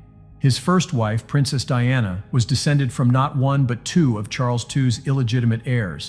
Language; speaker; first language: English; native; English